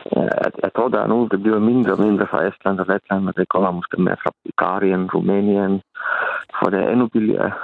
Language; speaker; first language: Danish; non-native, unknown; Estonian